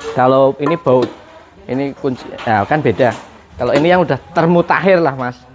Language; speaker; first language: Indonesian; non-native, local second language; Javanese